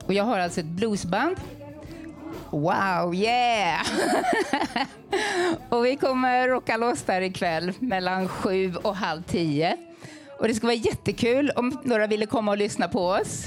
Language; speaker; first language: Swedish; native; Swedish